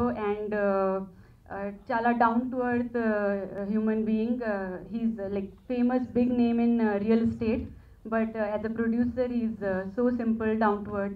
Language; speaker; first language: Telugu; non-native, learner; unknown